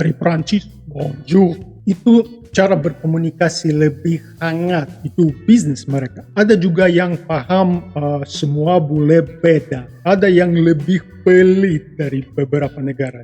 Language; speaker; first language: Indonesian; non-native, fluent; Russian